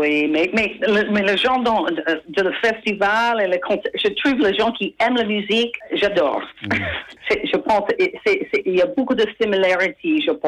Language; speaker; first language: French; non-native, fluent; English